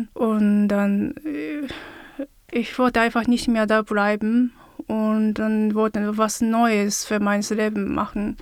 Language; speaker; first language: German; non-native, fluent; Japanese